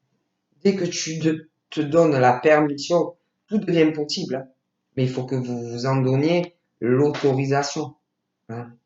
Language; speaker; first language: French; native; French